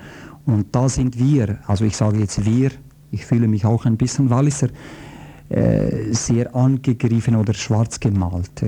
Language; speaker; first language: German; non-native, fluent; Croatian